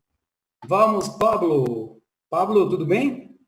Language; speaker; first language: Portuguese; non-native, fluent; Spanish